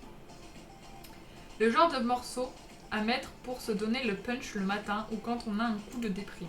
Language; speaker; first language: French; native; French